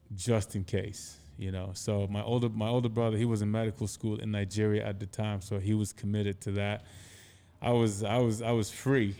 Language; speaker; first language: English; non-native, local second language; Igbo